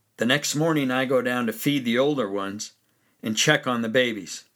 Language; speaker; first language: English; native; English